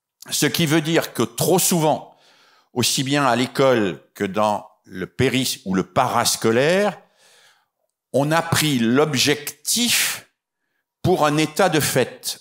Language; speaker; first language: French; native; French